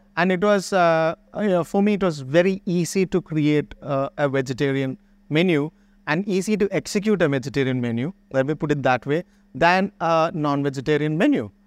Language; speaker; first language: English; non-native, local second language; Malayalam